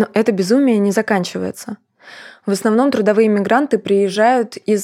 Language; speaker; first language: Russian; native; Russian